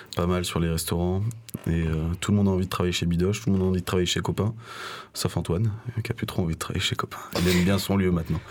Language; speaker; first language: French; native; French